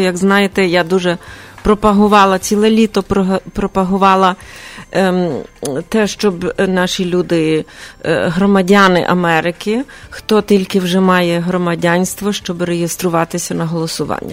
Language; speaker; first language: Ukrainian; early bilingual, heritage; Ukrainian